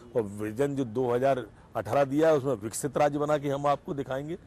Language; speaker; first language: Hindi; native; Hindi